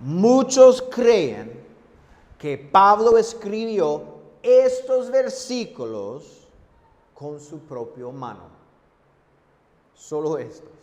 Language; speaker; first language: Spanish; non-native, fluent; English